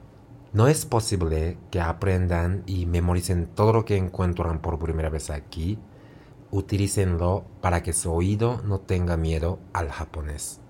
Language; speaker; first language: Spanish; non-native, fluent; Japanese